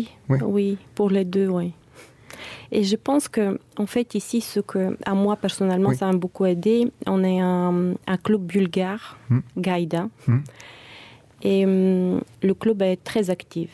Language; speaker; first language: French; non-native, fluent; Bulgarian